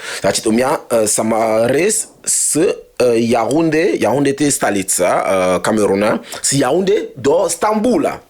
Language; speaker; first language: Russian; non-native, fluent; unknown